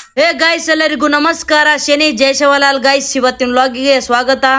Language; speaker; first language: Kannada; non-native, local second language; Lambadi